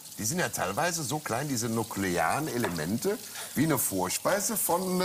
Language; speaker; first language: German; native; German